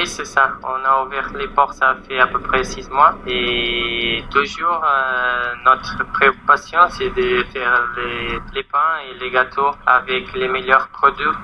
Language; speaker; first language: French; non-native, learner; Portuguese